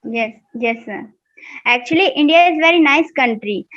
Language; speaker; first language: English; non-native, learner; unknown